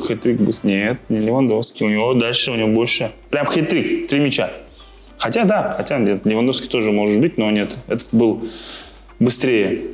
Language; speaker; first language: Russian; non-native, local second language; Kazakh